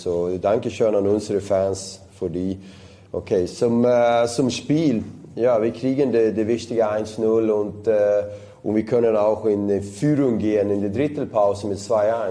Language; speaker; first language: German; non-native, fluent; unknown